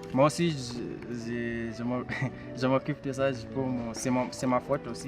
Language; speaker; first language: French; non-native, learner; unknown